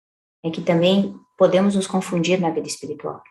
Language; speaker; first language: Portuguese; native; Portuguese